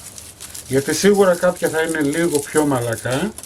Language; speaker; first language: Greek; native; Greek